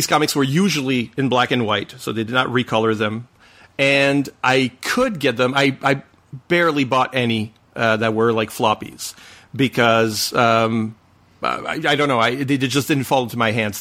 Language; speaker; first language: English; non-native, fluent; French